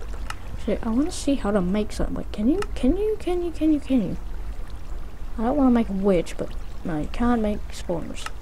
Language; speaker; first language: English; native; English